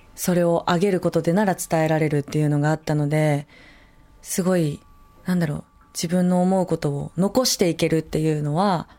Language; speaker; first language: Japanese; native; Japanese